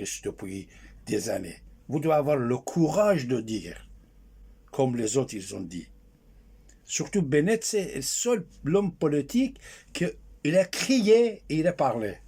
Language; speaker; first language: French; non-native, fluent; Persian